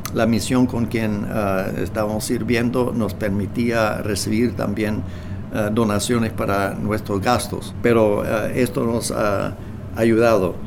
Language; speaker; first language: Spanish; non-native, fluent; English